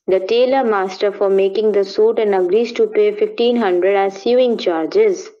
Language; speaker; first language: English; non-native, local second language; Hindi